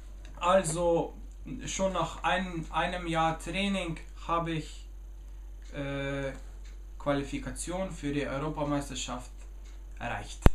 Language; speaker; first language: German; non-native, fluent; Slovenian